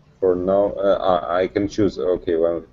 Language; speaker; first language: English; non-native, learner; Russian